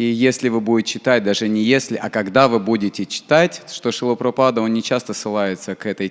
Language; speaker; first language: Russian; native; Russian